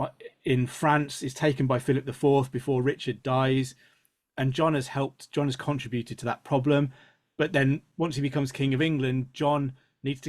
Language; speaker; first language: English; native; English